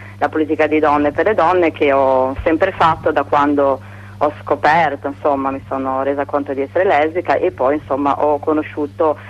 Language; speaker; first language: Italian; native; Italian